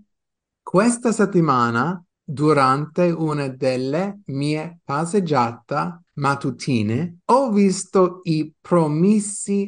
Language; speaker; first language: Italian; non-native, fluent; English